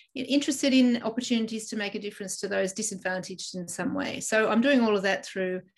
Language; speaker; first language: English; native; English